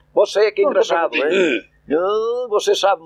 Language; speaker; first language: Spanish; non-native, local second language; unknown